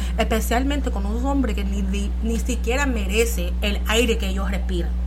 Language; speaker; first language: Spanish; early bilingual, other home language; English